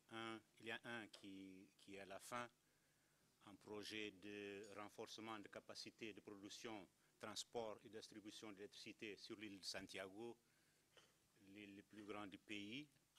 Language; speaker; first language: French; non-native, fluent; Kabuverdianu